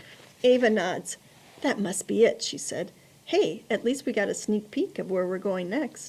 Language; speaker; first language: English; native; English